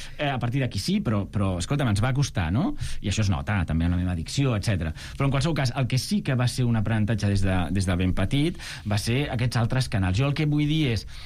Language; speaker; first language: Catalan; non-native, local second language; Spanish